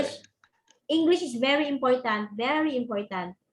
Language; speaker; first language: English; non-native, local second language; Cebuano